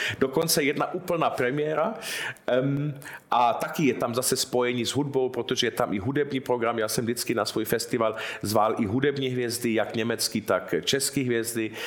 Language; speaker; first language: Czech; early bilingual, heritage; Czech